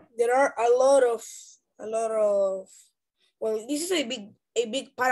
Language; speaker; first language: English; non-native, learner; Spanish